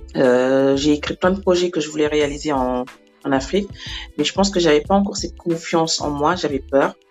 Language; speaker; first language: French; non-native, local second language; Wolof